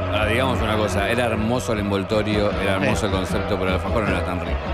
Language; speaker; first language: Spanish; native; Spanish